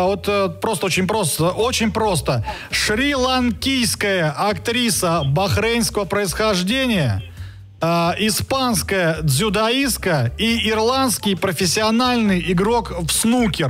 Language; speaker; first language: Russian; native; Russian